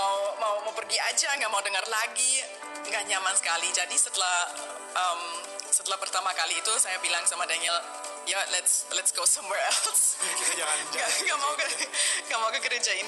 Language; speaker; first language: Indonesian; non-native, fluent; German